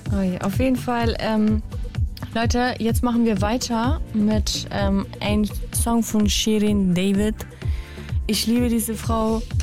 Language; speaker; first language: German; early bilingual, other home language; Kurdish